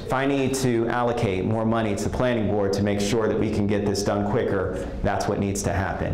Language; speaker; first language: English; native; English